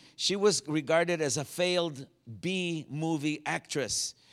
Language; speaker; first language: English; native; English